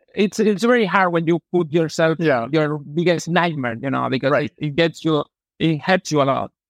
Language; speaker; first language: English; non-native, fluent; Spanish